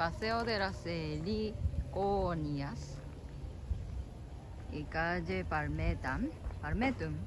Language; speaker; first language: Spanish; non-native, learner; Japanese